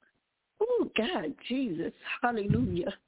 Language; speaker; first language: English; native; English